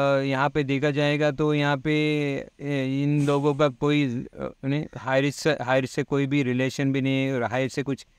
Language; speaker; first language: Hindi; non-native, local second language; Malayalam